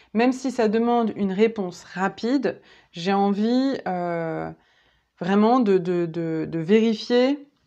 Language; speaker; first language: French; native; French